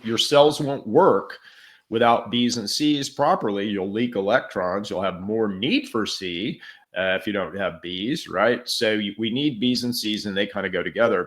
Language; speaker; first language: English; native; English